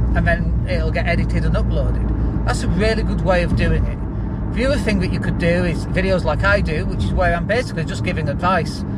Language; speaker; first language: English; native; English